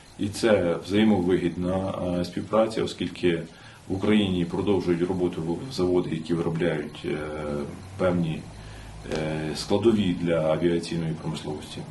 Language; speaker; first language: Ukrainian; native; Ukrainian